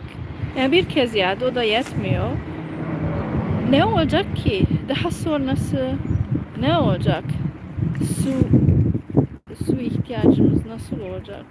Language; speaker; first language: Turkish; non-native, fluent; Hungarian